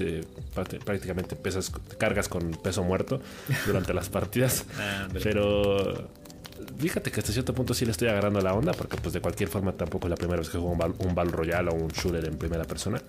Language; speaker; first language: Spanish; native; Spanish